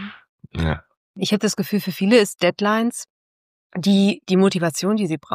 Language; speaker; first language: German; native; German